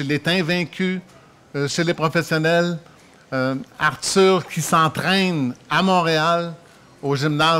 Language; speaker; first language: French; native; French